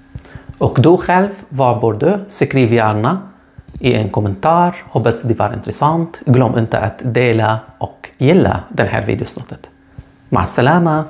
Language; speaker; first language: Swedish; non-native, fluent; Arabic